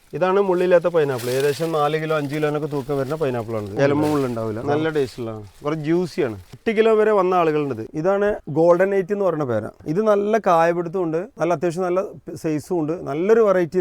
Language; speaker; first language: Malayalam; native; Malayalam